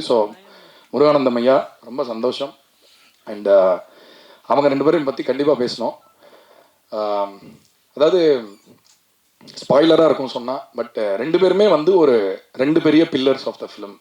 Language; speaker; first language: Tamil; native; Tamil